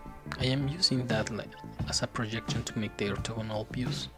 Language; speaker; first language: English; non-native, fluent; Spanish